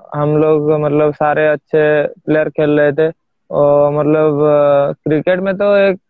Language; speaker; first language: Hindi; non-native, local second language; Odia